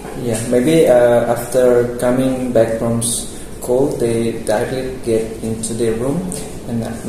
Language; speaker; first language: English; non-native, local second language; Indonesian